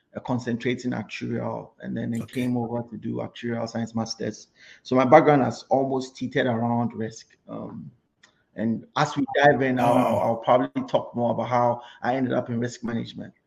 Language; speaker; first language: English; non-native, local second language; Akan